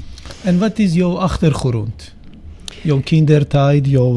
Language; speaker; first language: Dutch; non-native, learner; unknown